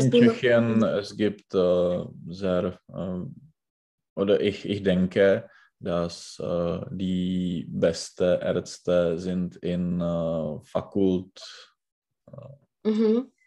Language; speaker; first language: German; non-native, learner; Czech